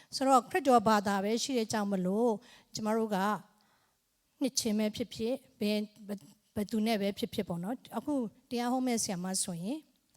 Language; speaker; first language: Burmese; non-native, local second language; Tedim Chin